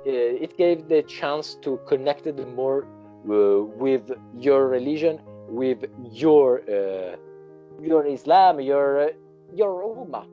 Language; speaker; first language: English; non-native, learner; Italian